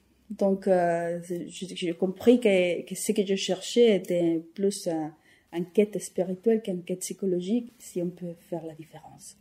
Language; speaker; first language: French; non-native, fluent; Spanish